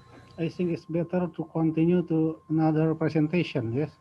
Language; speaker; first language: English; non-native, learner; Indonesian